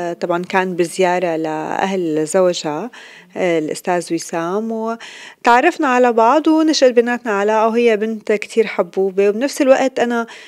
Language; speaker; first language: Arabic; native; Arabic